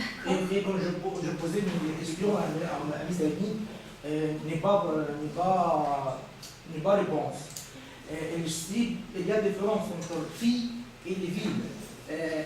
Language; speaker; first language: French; non-native, learner; Arabic